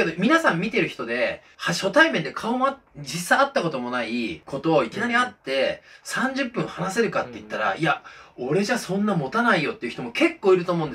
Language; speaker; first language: Japanese; native; Japanese